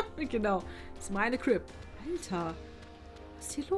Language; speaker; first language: German; native; German